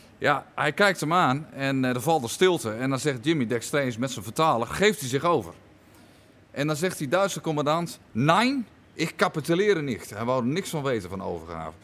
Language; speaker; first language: Dutch; native; Dutch